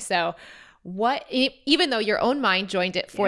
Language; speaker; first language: English; native; English